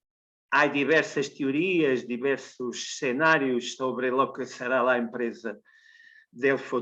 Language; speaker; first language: Spanish; non-native, learner; Portuguese